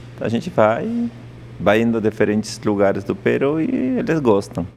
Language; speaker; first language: Portuguese; non-native, fluent; Quechua